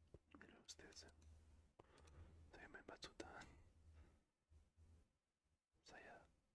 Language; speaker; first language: Basque; non-native, learner; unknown